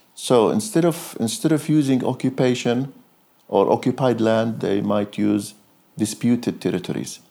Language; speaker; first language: English; non-native, fluent; Arabic